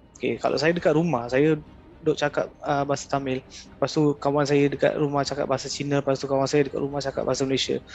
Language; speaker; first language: Malay; non-native, local second language; Tamil